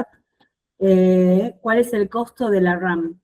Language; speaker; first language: Spanish; native; Spanish